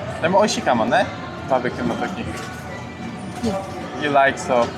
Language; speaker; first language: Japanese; non-native, learner; Polish